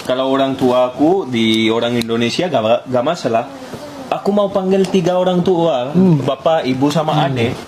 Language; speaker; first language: Indonesian; non-native, fluent; Urdu